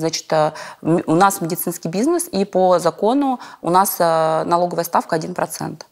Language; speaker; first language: Russian; native; Russian